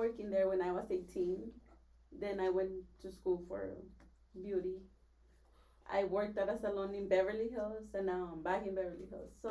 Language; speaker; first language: English; non-native, fluent; Spanish